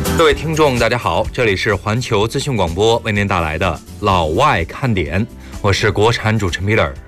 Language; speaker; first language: Chinese; native; Chinese